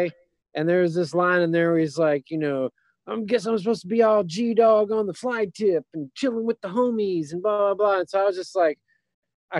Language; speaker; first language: English; native; English